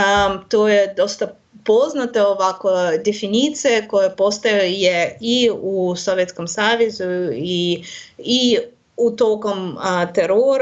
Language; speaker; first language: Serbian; non-native, learner; Russian